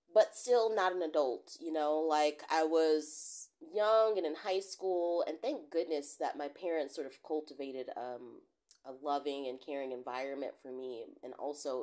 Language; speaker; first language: English; native; English